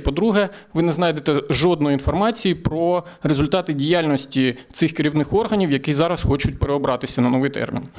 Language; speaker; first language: Ukrainian; native; Ukrainian